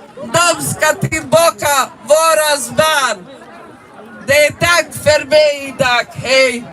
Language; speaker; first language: Swedish; non-native, learner; Somali